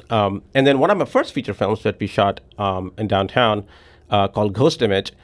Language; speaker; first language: English; non-native, local second language; Hindi